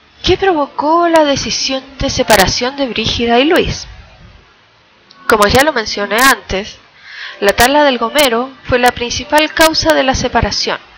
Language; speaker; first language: Spanish; native; Spanish